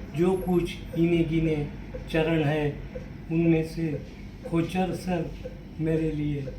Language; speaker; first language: Hindi; non-native, local second language; Marathi